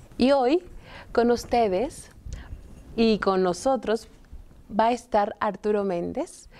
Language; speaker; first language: Spanish; native; Spanish